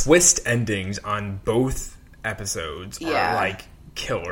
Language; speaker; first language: English; native; English